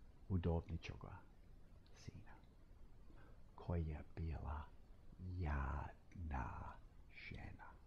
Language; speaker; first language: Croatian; non-native, fluent; English